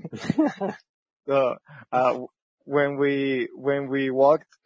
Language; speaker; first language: English; non-native, fluent; French